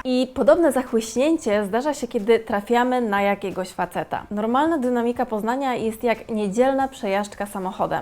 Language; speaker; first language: Polish; native; Polish